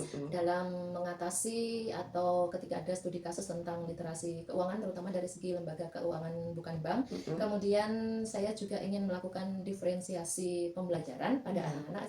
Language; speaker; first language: Indonesian; native; Indonesian